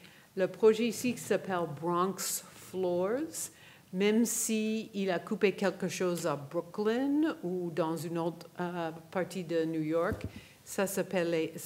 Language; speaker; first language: French; non-native, fluent; English